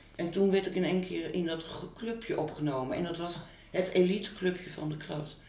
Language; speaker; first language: Dutch; native; Dutch